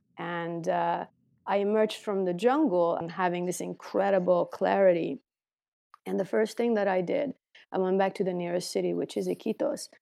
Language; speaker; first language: English; non-native, fluent; Romanian